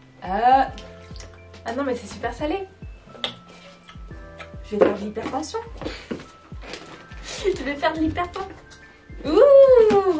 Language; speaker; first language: French; native; French